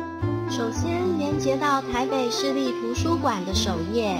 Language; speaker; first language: Chinese; native; Chinese